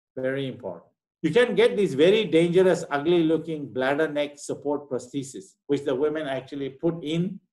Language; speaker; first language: English; non-native, local second language; Marathi